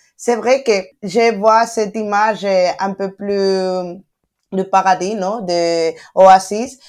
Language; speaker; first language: French; non-native, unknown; Spanish